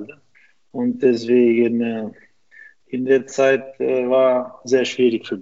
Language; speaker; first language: German; non-native, fluent; Albanian